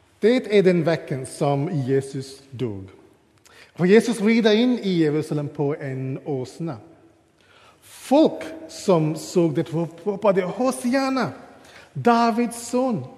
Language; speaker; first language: Swedish; non-native, fluent; English